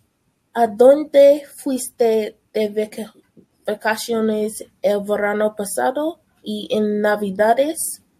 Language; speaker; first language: Spanish; non-native, learner; English